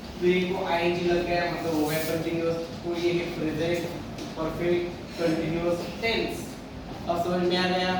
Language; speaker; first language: Hindi; non-native, local second language; Marathi